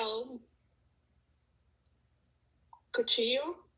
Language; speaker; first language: Spanish; non-native, learner; English